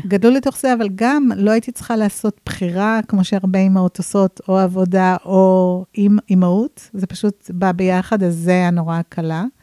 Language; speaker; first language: Hebrew; non-native, fluent; English